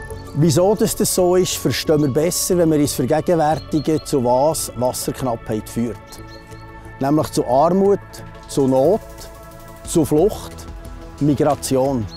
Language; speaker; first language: German; native; German